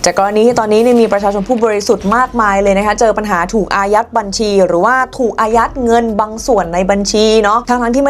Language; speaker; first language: Thai; native; Thai